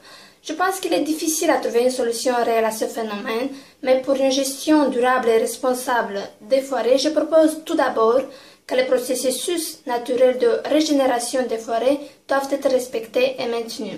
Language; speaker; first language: French; non-native, learner; Romanian